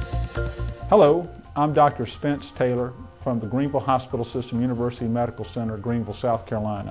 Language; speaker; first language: English; native; English